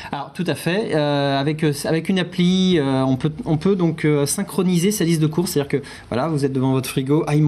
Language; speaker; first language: French; native; French